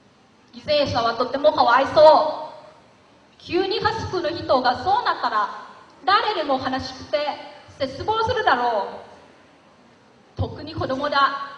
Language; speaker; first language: Japanese; non-native, learner; Lao